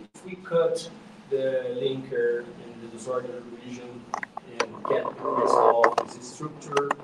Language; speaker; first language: English; non-native, fluent; Portuguese